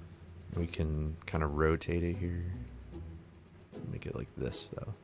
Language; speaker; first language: English; native; English